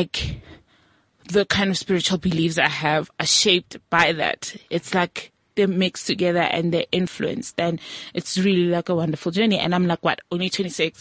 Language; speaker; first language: English; non-native, local second language; Tswana